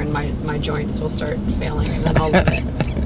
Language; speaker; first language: English; native; English